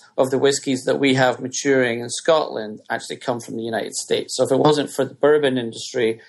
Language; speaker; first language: English; native; English